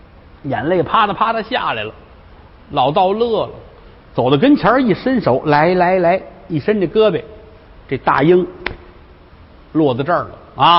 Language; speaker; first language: Chinese; native; Chinese